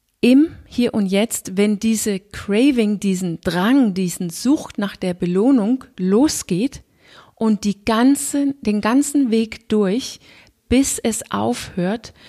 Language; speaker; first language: German; non-native, fluent; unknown